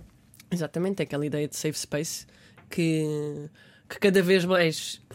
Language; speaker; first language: Portuguese; native; Portuguese